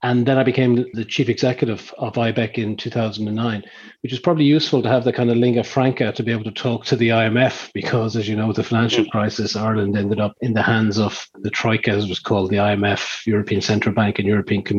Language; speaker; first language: English; native; English